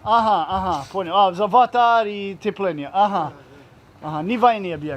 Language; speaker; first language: Russian; non-native, learner; English